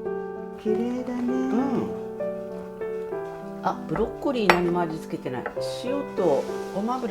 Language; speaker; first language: Japanese; native; Japanese